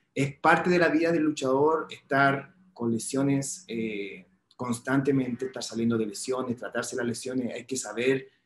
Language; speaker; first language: Spanish; native; Spanish